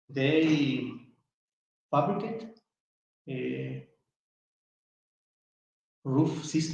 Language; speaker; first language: English; non-native, learner; Spanish